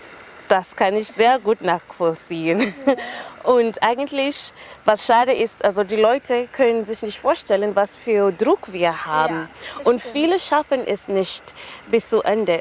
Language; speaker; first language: German; non-native, fluent; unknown